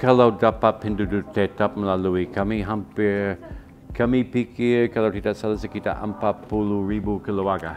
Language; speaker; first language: Indonesian; non-native, fluent; English